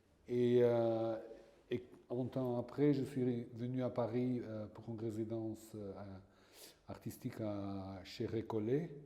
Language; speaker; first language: French; non-native, fluent; Portuguese